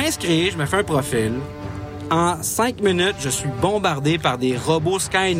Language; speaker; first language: French; native; French